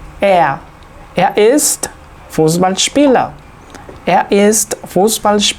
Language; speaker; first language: German; non-native, learner; Spanish